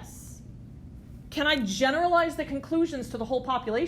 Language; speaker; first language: English; native; English